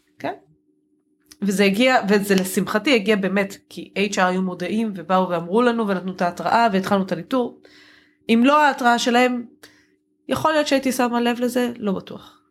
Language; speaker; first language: Hebrew; native; Hebrew